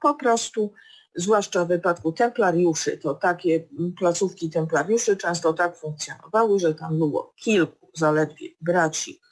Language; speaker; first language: Polish; native; Polish